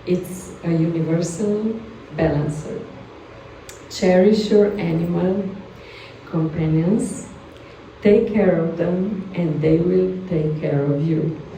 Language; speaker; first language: English; non-native, fluent; Slovenian